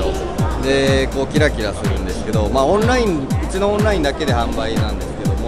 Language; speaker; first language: Japanese; native; Japanese